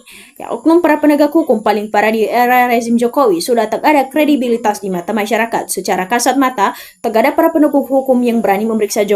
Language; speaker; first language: Indonesian; native; Indonesian